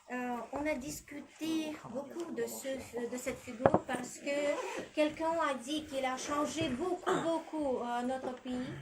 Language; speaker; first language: French; non-native, learner; Russian